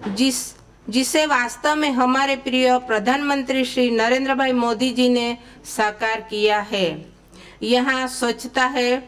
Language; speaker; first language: Hindi; non-native, local second language; Gujarati